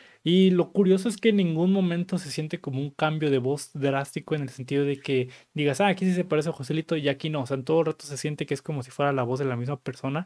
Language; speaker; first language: Spanish; native; Spanish